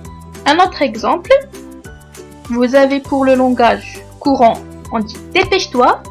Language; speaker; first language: French; non-native, local second language; Arabic